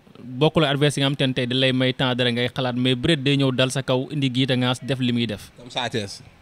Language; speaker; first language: Wolof; native; Wolof